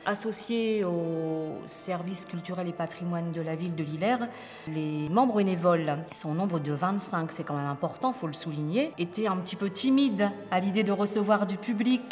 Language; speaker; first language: French; native; French